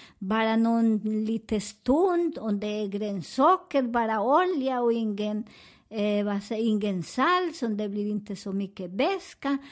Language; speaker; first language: Swedish; non-native, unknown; Spanish